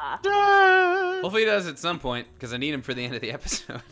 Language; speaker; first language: English; native; English